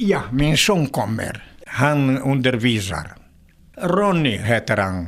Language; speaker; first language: Swedish; non-native, fluent; Italian